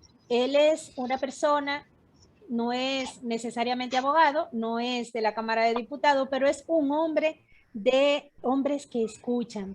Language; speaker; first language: Spanish; native; Spanish